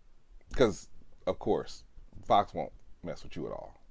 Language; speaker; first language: English; native; English